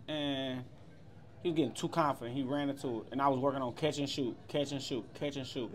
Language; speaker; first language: English; native; English